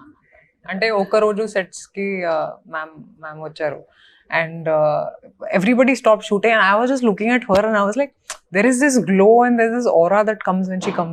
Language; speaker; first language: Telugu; non-native, fluent; Hindi